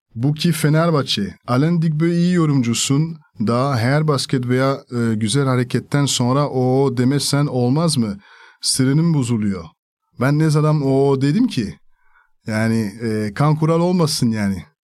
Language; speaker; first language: Turkish; non-native, fluent; French